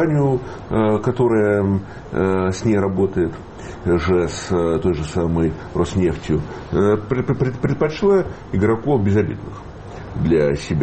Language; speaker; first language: Russian; native; Russian